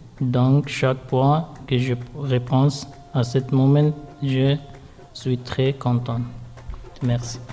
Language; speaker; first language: French; non-native, learner; Persian